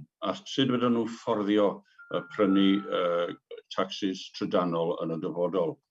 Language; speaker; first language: Welsh; native; Welsh